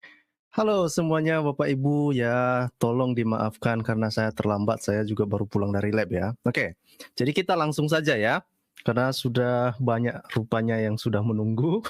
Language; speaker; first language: Indonesian; native; Indonesian